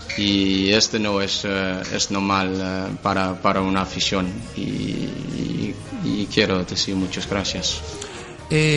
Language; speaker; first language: Spanish; non-native, learner; Danish